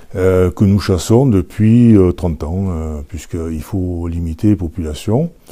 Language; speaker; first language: French; native; French